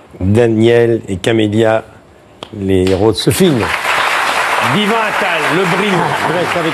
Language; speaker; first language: French; native; French